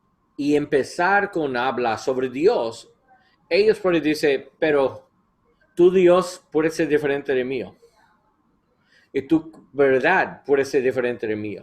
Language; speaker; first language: Spanish; non-native, learner; English